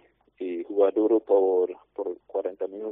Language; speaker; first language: Spanish; non-native, fluent; English